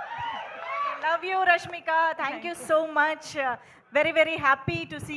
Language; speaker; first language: Telugu; native; Telugu